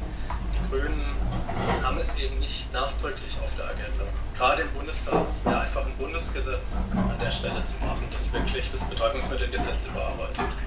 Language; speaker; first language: German; native; German